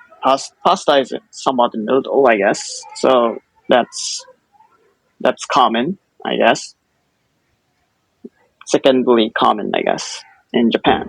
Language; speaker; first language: English; non-native, fluent; Japanese